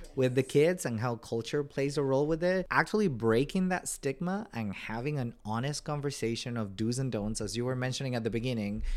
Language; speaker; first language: English; non-native, fluent; Spanish